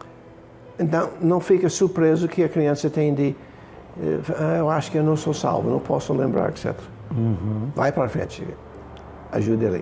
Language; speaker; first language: Portuguese; non-native, fluent; English